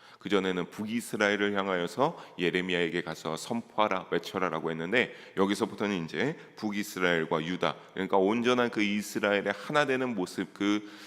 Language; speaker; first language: Korean; native; Korean